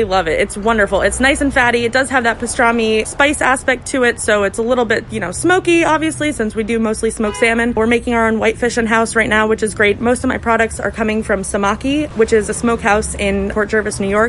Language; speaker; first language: English; native; English